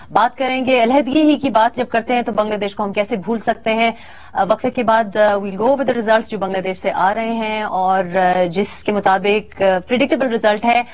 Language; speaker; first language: Urdu; non-native, local second language; Pashto